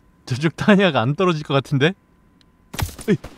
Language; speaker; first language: Korean; native; Korean